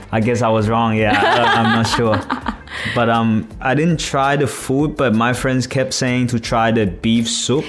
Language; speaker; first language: English; non-native, fluent; Thai